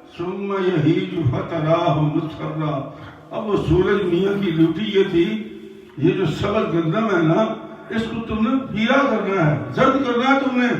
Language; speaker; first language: Urdu; non-native, local second language; Punjabi